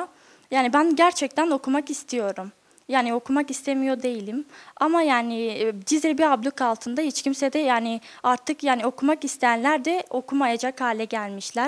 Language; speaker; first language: Turkish; non-native, local second language; Kurdish